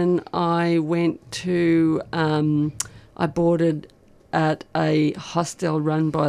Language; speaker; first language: English; native; English